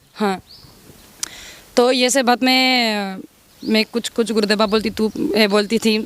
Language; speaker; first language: Hindi; non-native, learner; Spanish